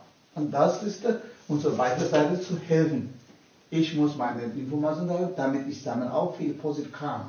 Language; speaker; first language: German; non-native, learner; Tibetan